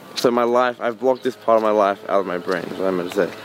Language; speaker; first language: English; native; English